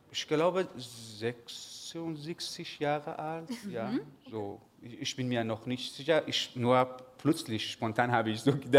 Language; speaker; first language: German; non-native, learner; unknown